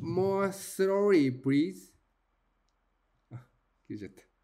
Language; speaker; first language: English; non-native, learner; Japanese